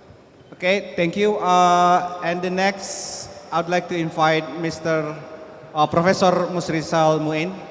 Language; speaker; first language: English; non-native, fluent; Indonesian